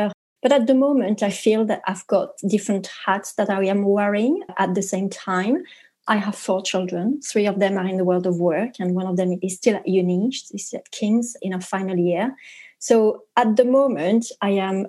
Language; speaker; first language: English; non-native, fluent; French